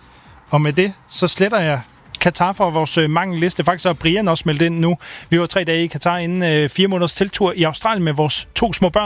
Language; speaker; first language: Danish; native; Danish